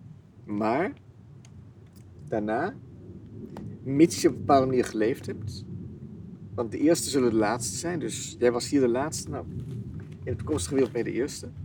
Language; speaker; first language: Dutch; native; Dutch